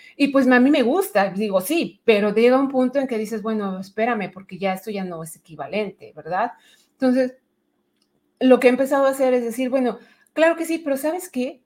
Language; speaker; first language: Spanish; native; Spanish